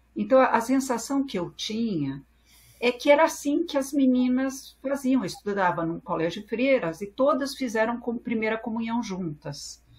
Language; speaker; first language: Portuguese; early bilingual, other home language; French